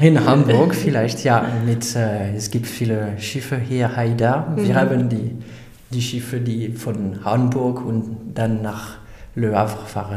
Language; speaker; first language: German; non-native, fluent; French